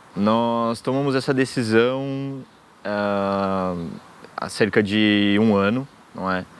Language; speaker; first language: Portuguese; native; Portuguese